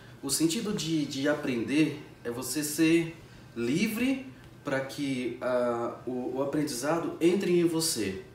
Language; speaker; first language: Portuguese; native; Portuguese